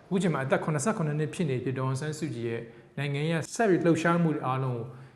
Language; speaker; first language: Burmese; native; Burmese